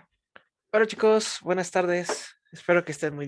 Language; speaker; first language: Spanish; native; Spanish